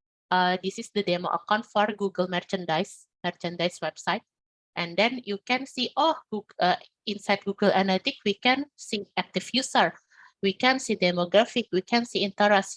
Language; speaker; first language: English; non-native, learner; Indonesian